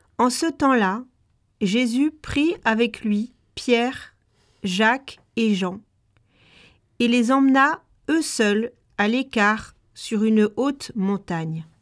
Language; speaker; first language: French; native; French